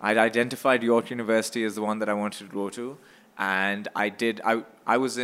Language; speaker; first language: English; non-native, local second language; Urdu